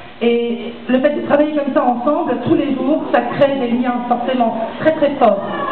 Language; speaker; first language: French; native; French